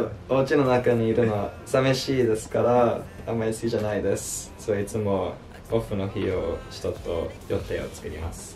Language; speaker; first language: Japanese; early bilingual, heritage; Japanese